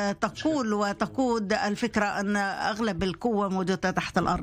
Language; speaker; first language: Arabic; non-native, fluent; Hebrew